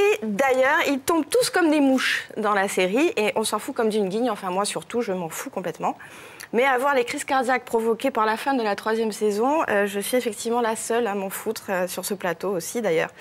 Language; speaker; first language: French; native; French